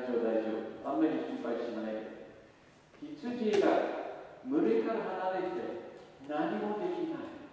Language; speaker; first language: Japanese; non-native, learner; English